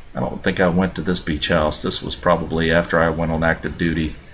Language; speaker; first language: English; native; English